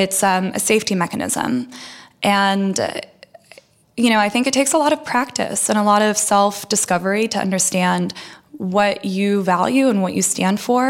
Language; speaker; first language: English; early bilingual, other home language; Russian